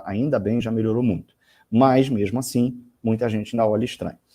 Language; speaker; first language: Portuguese; native; Portuguese